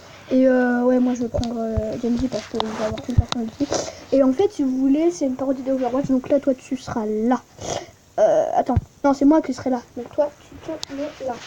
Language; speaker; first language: French; native; French